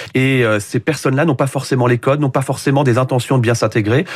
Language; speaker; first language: French; native; French